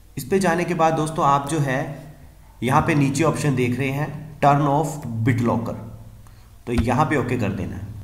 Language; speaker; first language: Hindi; native; Hindi